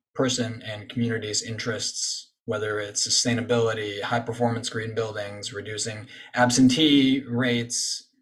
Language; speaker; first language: English; native; English